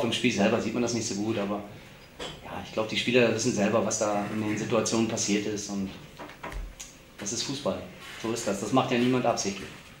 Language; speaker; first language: German; native; German